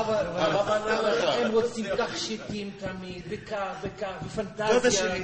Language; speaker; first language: Hebrew; non-native, fluent; English